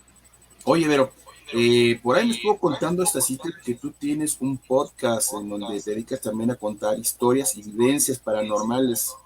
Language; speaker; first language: Spanish; native; Spanish